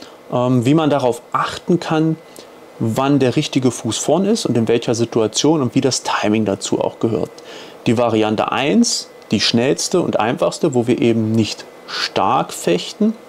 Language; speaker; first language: German; native; German